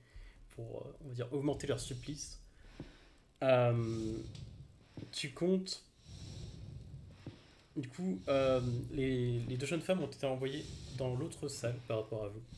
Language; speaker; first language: French; native; French